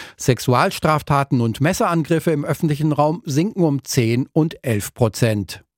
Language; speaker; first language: German; native; German